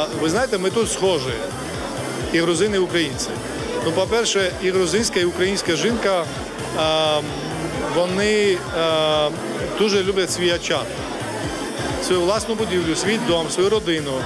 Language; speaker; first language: Ukrainian; non-native, fluent; Georgian